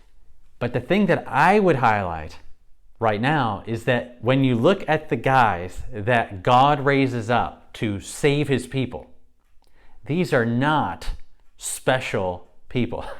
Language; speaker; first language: English; native; English